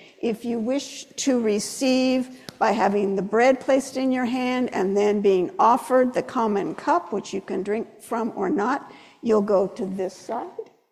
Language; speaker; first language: English; native; English